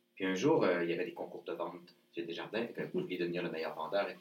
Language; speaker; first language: French; native; French